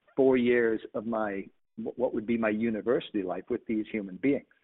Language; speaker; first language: English; native; English